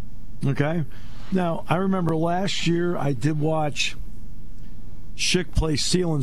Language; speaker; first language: English; native; English